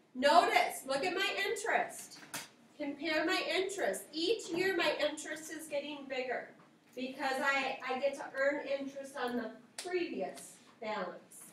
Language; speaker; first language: English; native; English